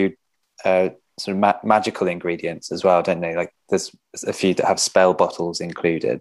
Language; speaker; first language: English; native; English